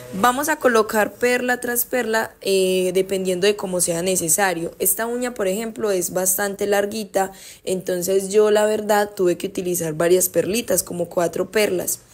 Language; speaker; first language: Spanish; native; Spanish